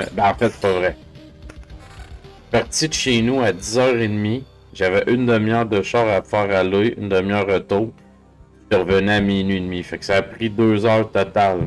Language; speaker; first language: French; native; French